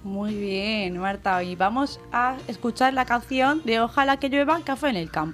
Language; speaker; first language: Spanish; native; Spanish